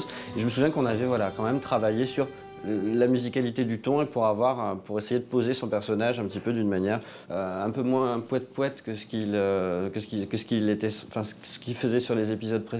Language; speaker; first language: French; native; French